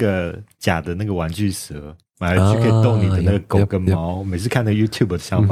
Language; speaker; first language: German; non-native, learner; Chinese